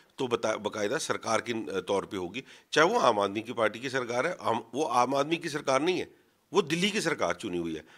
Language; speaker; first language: Hindi; non-native, local second language; Punjabi